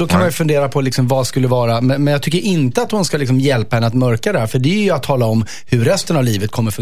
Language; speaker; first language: Swedish; native; Swedish